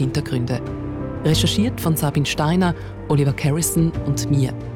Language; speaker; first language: German; native; German